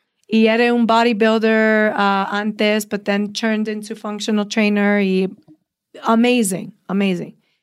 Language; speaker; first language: English; early bilingual, other home language; Spanish